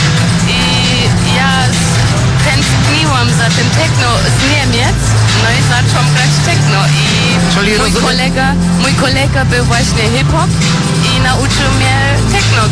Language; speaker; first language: Polish; early bilingual, heritage; Polish